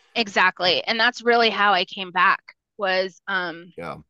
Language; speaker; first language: English; early bilingual, other home language; Spanish